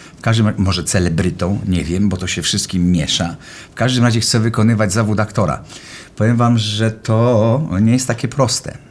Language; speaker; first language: Polish; native; Polish